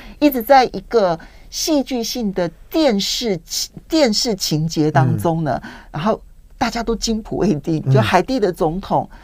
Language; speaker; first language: Chinese; native; Chinese